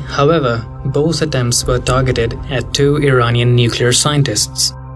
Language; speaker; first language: English; non-native, local second language; Punjabi